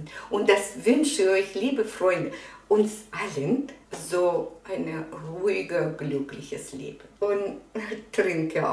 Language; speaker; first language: German; non-native, fluent; Russian